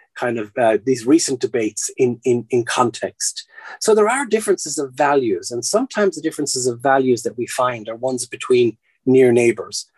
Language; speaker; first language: English; native; English